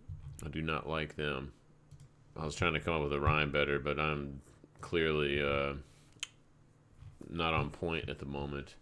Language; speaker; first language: English; native; English